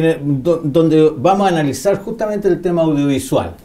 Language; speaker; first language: Spanish; native; Spanish